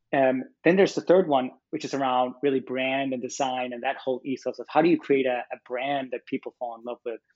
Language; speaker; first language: English; non-native, fluent; Danish